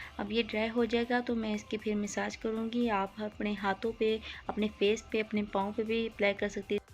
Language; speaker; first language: Hindi; non-native, local second language; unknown